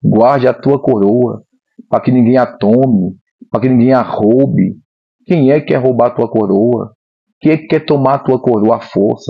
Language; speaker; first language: Portuguese; native; Portuguese